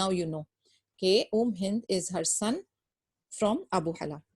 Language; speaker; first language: English; non-native, local second language; Urdu